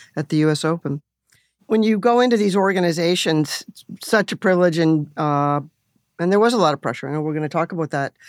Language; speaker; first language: English; native; English